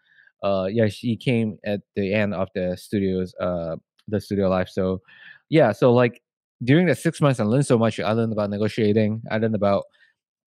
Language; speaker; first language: English; non-native, local second language; Chinese